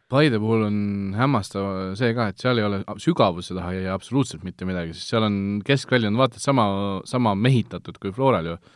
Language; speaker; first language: Estonian; native; Estonian